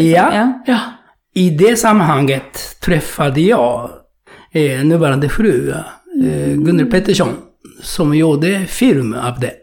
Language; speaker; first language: Swedish; non-native, fluent; Japanese